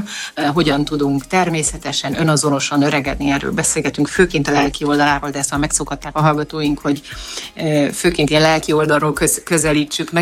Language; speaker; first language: Hungarian; native; Hungarian